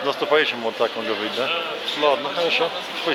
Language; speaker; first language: Russian; non-native, learner; English